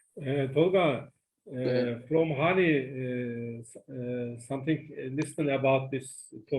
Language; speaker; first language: English; non-native, learner; Turkish